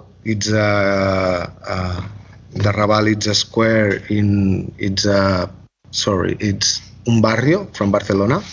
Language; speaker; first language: English; non-native, learner; Catalan